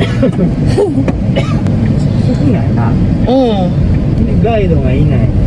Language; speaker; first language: Japanese; native; Japanese